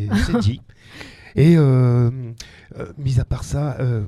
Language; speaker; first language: French; native; French